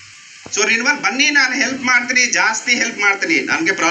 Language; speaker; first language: Kannada; non-native, learner; Hindi